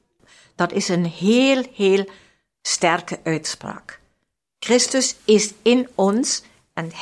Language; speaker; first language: Dutch; non-native, fluent; German